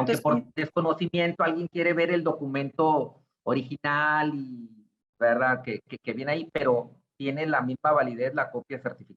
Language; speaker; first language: Spanish; native; Spanish